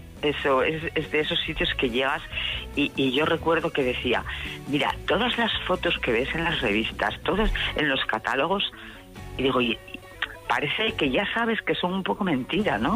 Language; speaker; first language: Spanish; native; Spanish